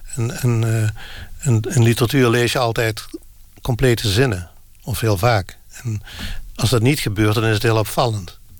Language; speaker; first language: Dutch; native; Dutch